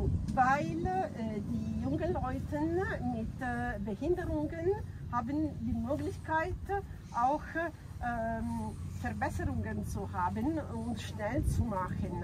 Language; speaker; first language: German; non-native, fluent; Italian